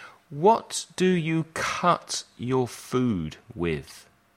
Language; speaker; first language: English; native; English